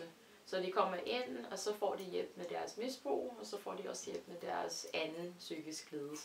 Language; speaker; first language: Danish; non-native, fluent; English